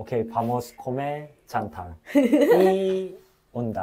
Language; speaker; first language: Portuguese; non-native, learner; Korean